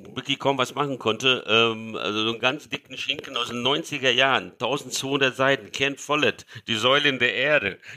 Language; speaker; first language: German; early bilingual, other home language; Hungarian